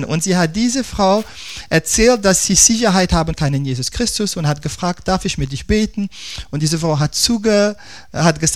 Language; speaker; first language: German; non-native, fluent; Dutch